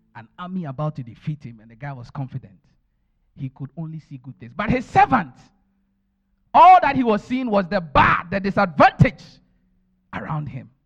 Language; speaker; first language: English; non-native, local second language; Akan